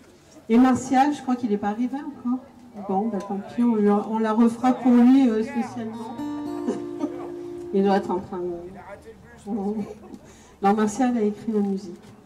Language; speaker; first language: French; native; French